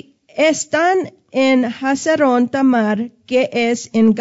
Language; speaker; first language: Spanish; non-native, fluent; English